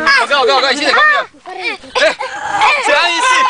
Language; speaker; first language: French; non-native, learner; Chinese